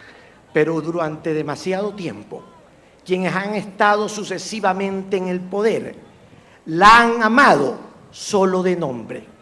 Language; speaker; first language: Spanish; native; Spanish